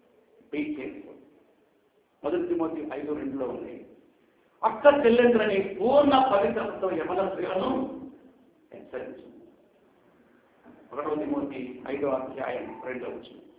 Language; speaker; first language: Telugu; native; Telugu